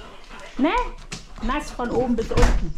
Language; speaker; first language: German; native; German